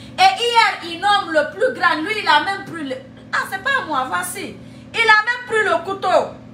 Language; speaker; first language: French; non-native, local second language; Fula